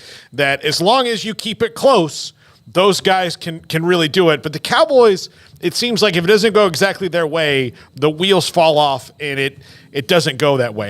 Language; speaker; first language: English; native; English